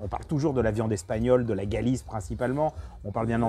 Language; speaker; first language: French; native; French